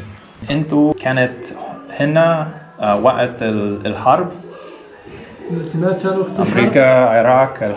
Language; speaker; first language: Arabic; non-native, learner; English